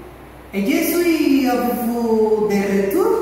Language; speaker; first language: French; non-native, learner; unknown